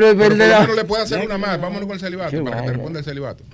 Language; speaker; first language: Spanish; native; Spanish